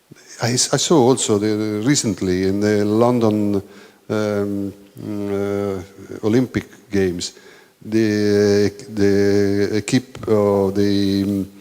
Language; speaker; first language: English; non-native, learner; Italian